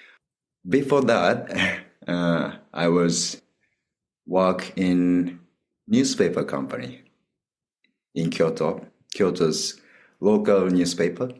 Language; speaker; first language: English; non-native, learner; Japanese